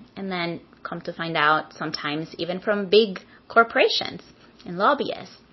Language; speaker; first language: English; non-native, fluent; Spanish